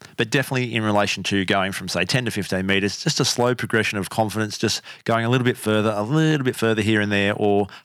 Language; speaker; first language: English; native; English